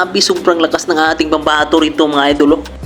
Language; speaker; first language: Filipino; native; Filipino